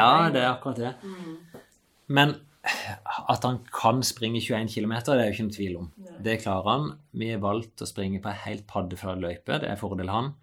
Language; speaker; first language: Norwegian; native; Norwegian